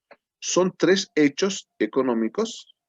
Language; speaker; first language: Spanish; native; Spanish